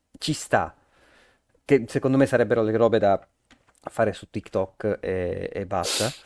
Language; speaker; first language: Italian; native; Italian